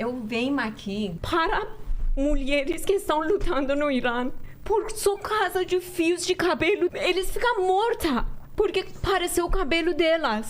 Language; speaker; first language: Portuguese; non-native, learner; Persian